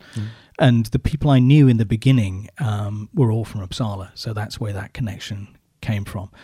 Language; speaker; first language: English; native; English